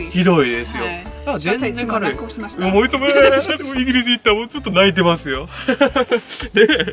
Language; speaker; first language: Japanese; native; Japanese